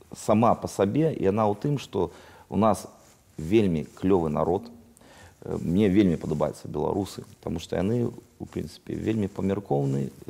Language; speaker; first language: Belarusian; native; Belarusian